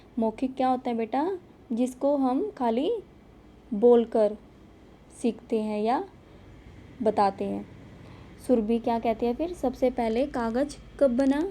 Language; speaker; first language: Hindi; native; Hindi